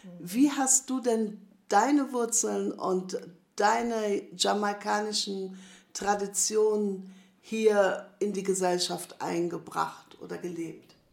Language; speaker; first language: German; native; German